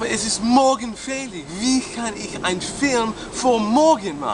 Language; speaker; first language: German; non-native, learner; English